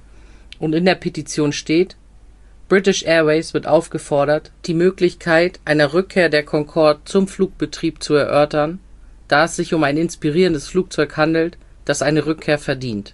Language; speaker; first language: German; native; German